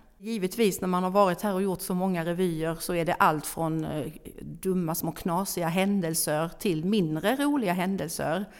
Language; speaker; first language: Swedish; native; Swedish